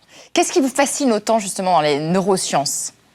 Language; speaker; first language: French; native; French